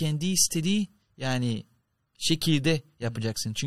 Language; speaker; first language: Turkish; non-native, learner; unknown